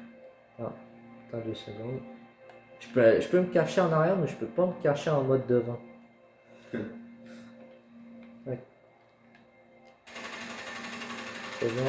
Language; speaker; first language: French; native; French